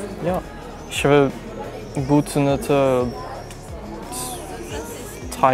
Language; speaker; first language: German; non-native, learner; French